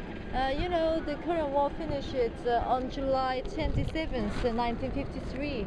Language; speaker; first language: English; non-native, fluent; Korean